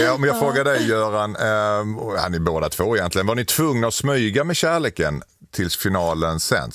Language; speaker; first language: Swedish; native; Swedish